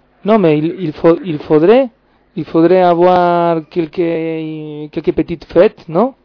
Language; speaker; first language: French; non-native, fluent; Spanish